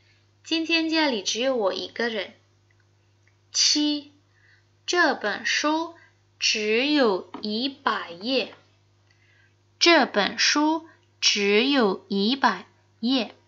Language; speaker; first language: Chinese; non-native, fluent; Indonesian